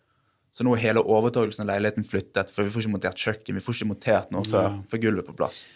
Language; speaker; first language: Norwegian; native; Norwegian